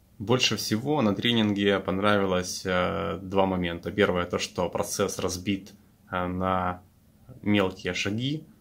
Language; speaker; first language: Russian; native; Russian